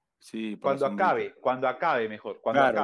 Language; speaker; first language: Spanish; native; Spanish